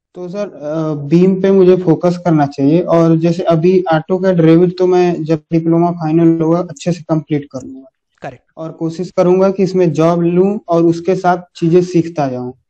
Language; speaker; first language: Hindi; native; Hindi